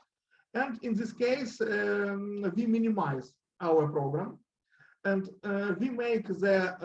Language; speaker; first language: English; non-native, learner; Russian